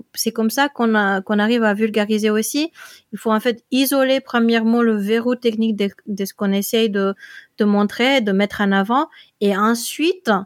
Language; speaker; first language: French; non-native, fluent; Dutch